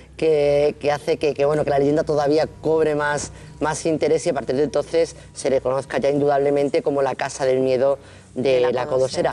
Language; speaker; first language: Spanish; native; Spanish